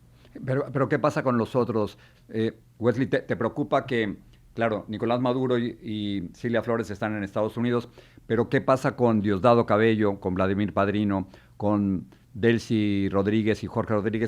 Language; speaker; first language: Spanish; native; Spanish